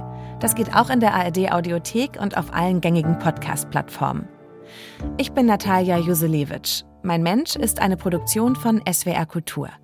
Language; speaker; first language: German; native; German